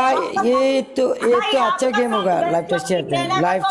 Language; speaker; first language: Hindi; non-native, learner; Bangla